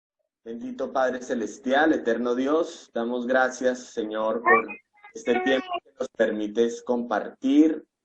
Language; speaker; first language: Spanish; native; Spanish